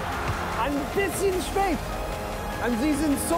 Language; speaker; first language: German; non-native, learner; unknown